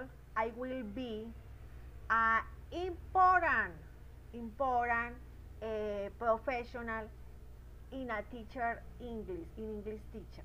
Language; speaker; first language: English; non-native, learner; Spanish